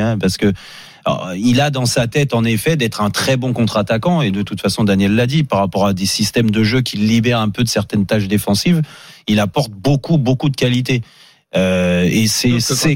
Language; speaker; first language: French; native; French